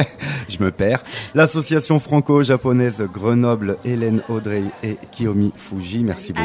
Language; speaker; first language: French; native; French